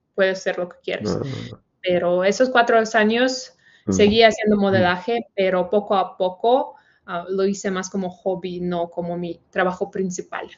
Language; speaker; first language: Spanish; non-native, fluent; Ukrainian